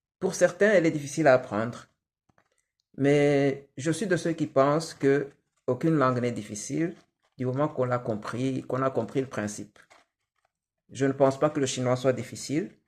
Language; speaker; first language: French; non-native, local second language; Kinyarwanda